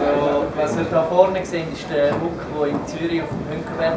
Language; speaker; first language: German; native; German